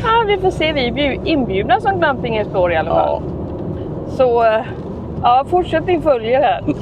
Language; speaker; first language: Swedish; native; Swedish